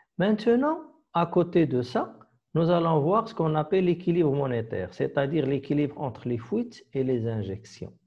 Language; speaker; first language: French; non-native, local second language; Arabic